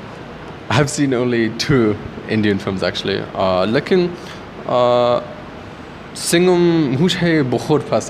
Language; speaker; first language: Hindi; non-native, learner; Korean